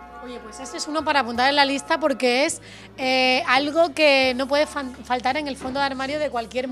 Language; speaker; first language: Spanish; native; Spanish